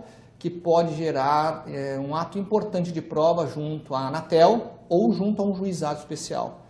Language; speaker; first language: Portuguese; native; Portuguese